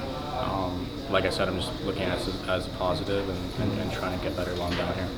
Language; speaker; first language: English; native; English